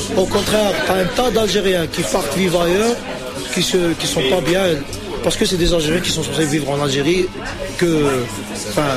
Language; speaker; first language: French; non-native, local second language; Arabic